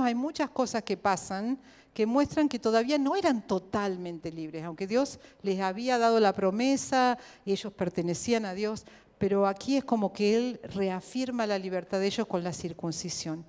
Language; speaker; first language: Spanish; native; Spanish